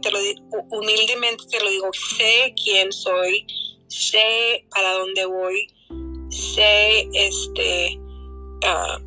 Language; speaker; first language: Spanish; early bilingual, heritage; Spanish